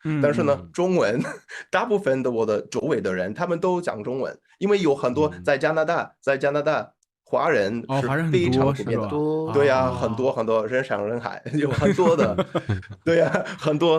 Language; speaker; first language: Chinese; non-native, fluent; English